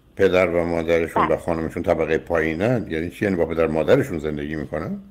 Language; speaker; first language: Persian; native; Persian